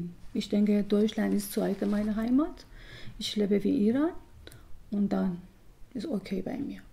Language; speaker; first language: German; non-native, learner; Persian